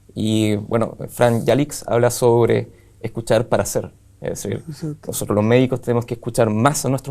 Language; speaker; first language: Spanish; native; Spanish